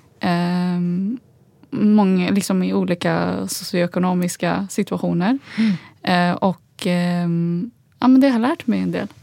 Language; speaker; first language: Swedish; early bilingual, other home language; Arabic